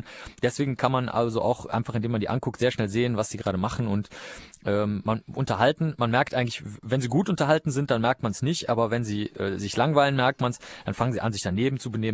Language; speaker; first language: German; native; German